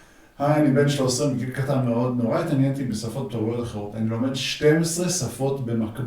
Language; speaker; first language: Hebrew; native; Hebrew